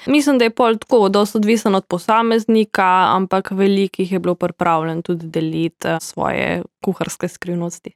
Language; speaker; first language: Slovenian; native; Slovenian